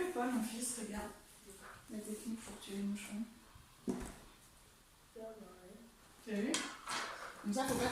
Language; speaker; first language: French; native; French